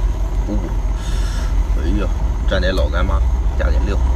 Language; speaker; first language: Chinese; native; Chinese